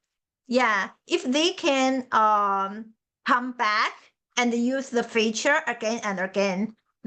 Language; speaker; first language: English; non-native, learner; Chinese